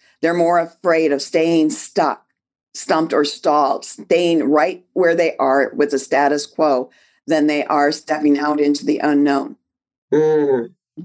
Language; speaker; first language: English; native; English